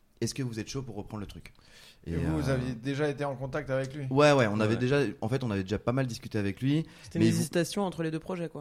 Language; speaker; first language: French; native; French